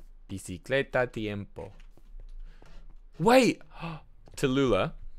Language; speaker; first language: Spanish; non-native, learner; English